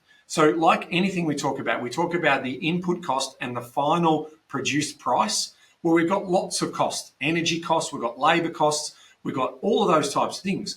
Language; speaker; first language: English; native; English